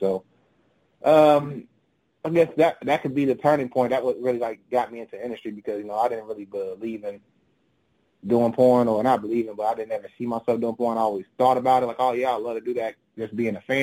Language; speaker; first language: English; native; English